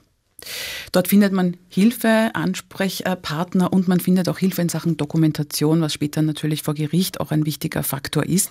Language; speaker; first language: German; native; German